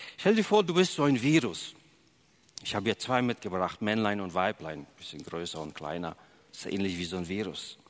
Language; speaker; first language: German; early bilingual, other home language; Russian